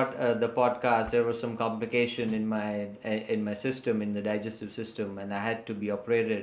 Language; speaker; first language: English; native; English